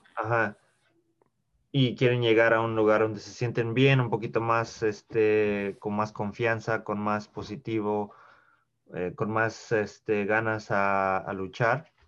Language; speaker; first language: Spanish; early bilingual, heritage; Spanish